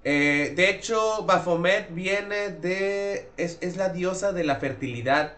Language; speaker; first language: Spanish; native; Spanish